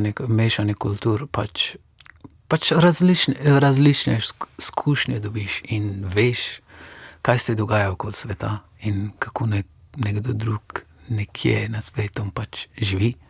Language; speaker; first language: Slovenian; non-native, fluent; Persian